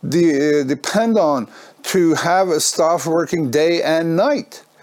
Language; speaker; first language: English; non-native, fluent; Norwegian